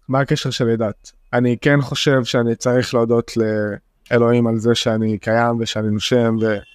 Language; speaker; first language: Hebrew; non-native, local second language; Arabic